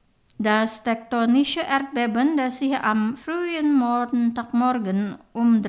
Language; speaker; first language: German; non-native, fluent; Indonesian